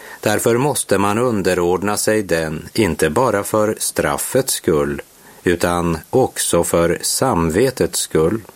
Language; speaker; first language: Swedish; native; Swedish